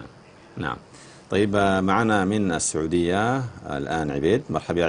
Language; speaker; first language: Arabic; native; Arabic